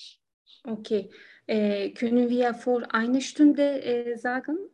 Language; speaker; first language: German; non-native, learner; Turkish